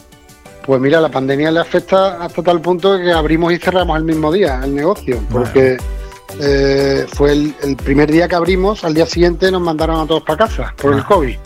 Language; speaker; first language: Spanish; native; Spanish